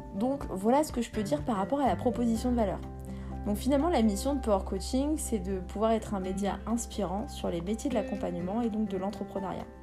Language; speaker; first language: French; non-native, local second language; Kabyle